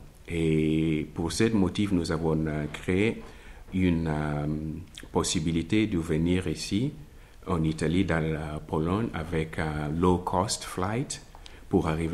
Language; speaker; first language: French; non-native, fluent; Italian